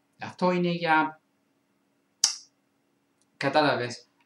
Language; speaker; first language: Greek; non-native, fluent; Italian